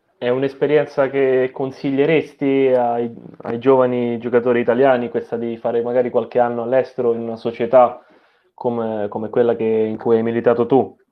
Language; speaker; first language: Italian; native; Italian